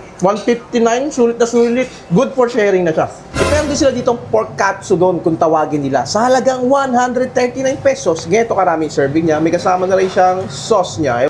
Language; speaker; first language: Filipino; native; Filipino